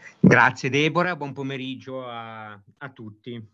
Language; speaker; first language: Italian; native; Italian